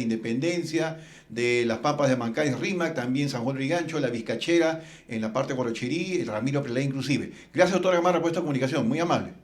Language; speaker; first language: Spanish; native; Spanish